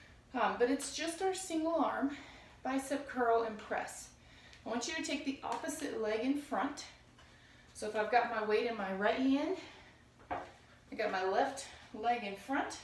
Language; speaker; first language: English; native; English